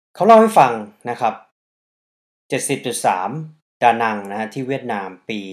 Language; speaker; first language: Thai; native; Thai